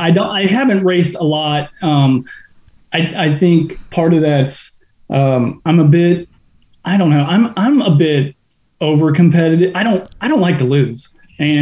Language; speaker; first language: English; native; English